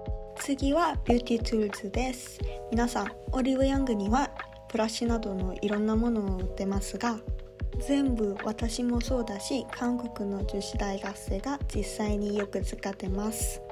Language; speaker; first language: Japanese; non-native, fluent; Korean